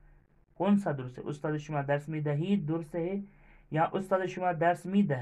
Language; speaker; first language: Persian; non-native, fluent; Urdu